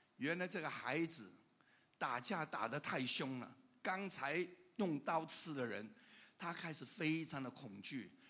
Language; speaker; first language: Chinese; non-native, local second language; Cantonese